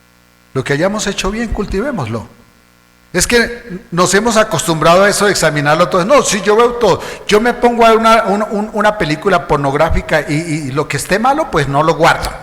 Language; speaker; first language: Spanish; native; Spanish